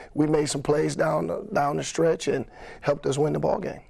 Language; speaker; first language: English; native; English